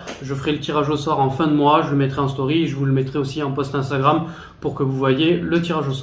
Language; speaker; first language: French; native; French